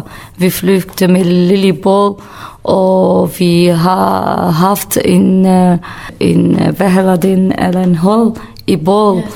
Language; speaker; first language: Danish; non-native, learner; Kurdish